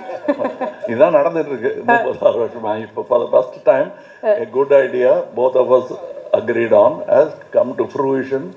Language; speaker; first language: Tamil; native; Tamil